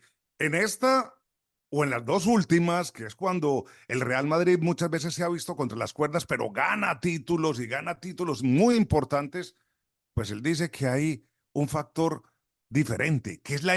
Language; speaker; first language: Spanish; native; Spanish